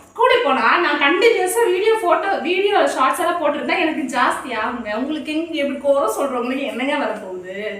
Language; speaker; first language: Tamil; non-native, local second language; Malayalam